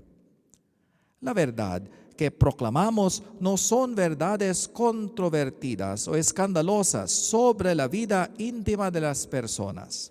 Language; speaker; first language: Spanish; non-native, learner; Filipino